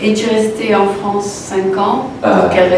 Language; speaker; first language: French; non-native, local second language; Arabic